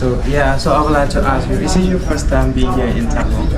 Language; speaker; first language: English; non-native, learner; Lao